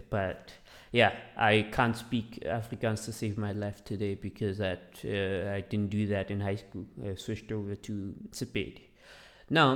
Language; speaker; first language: English; non-native, local second language; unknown